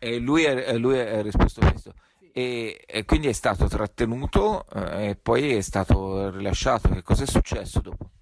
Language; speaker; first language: Italian; native; Italian